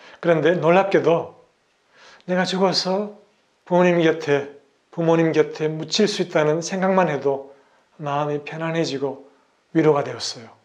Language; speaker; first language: Korean; native; Korean